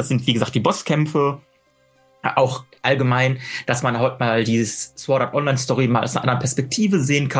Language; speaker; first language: German; native; German